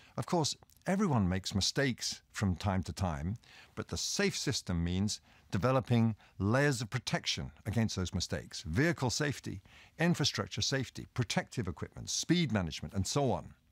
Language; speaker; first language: English; native; English